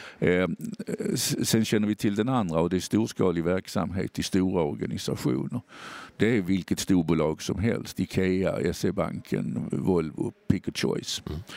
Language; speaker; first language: Swedish; native; Swedish